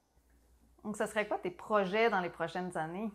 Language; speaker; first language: French; native; French